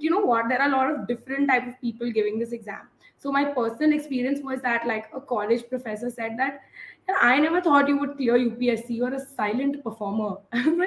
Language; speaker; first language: English; non-native, local second language; Gujarati